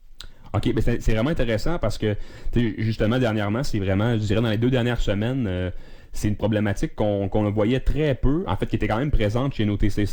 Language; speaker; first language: French; native; French